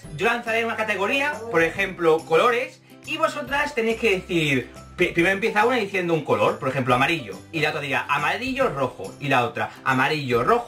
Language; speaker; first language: Spanish; native; Spanish